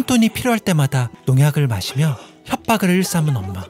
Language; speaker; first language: Korean; native; Korean